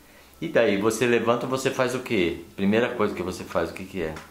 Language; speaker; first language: Portuguese; native; Portuguese